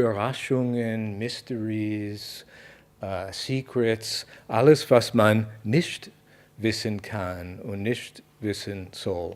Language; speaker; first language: German; non-native, fluent; English